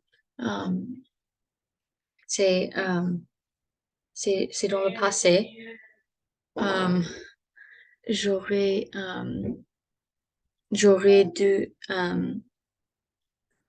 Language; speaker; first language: French; non-native, learner; English